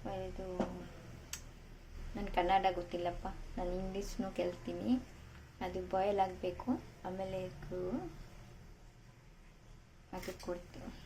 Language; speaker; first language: Kannada; non-native, local second language; Bangla